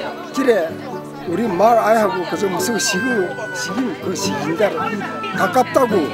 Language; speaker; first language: Korean; early bilingual, heritage; Russian